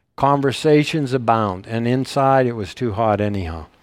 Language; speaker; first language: English; native; English